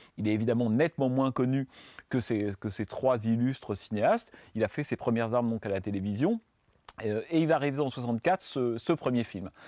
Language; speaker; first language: French; native; French